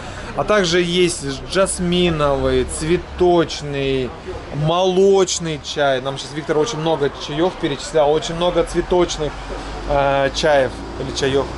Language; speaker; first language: Russian; native; Russian